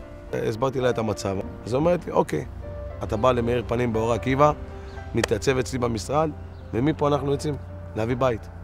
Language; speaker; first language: Hebrew; native; Hebrew